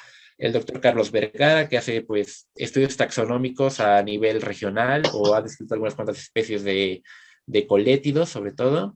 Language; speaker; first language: Spanish; native; Spanish